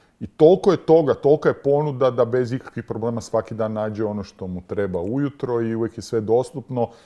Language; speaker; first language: Croatian; native; Croatian